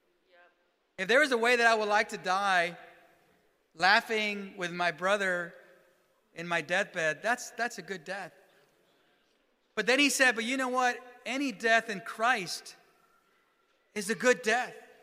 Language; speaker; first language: English; early bilingual, other home language; Spanish